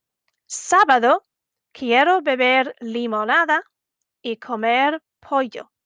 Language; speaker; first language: Spanish; non-native, fluent; English